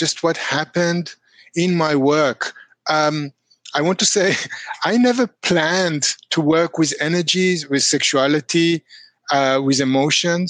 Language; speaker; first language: English; non-native, fluent; Hebrew